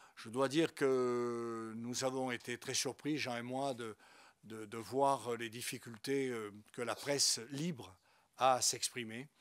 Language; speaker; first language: French; native; French